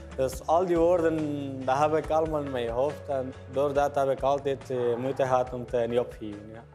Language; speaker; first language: Dutch; non-native, learner; Persian